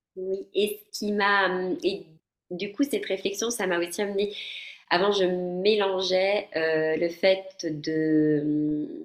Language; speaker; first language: French; non-native, fluent; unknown